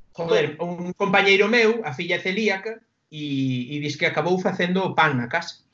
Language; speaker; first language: Galician; non-native, local second language; Spanish